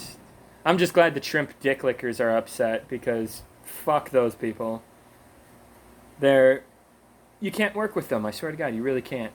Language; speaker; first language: English; native; English